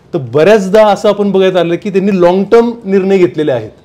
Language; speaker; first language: Marathi; native; Marathi